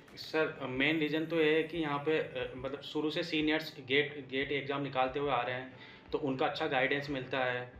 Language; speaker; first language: Hindi; native; Hindi